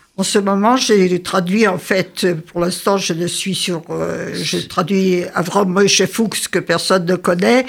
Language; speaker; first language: French; early bilingual, other home language; Yiddish